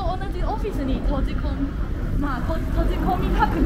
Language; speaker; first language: Japanese; non-native, fluent; Chinese